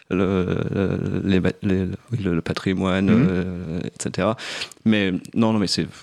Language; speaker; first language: French; non-native, fluent; German